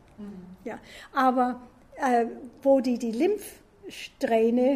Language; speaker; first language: German; non-native, fluent; English